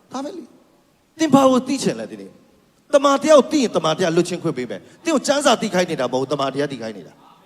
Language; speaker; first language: Burmese; non-native, local second language; Kachin